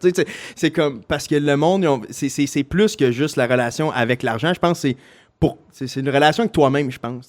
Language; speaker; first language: French; native; French